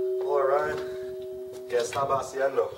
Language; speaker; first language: Spanish; non-native, learner; English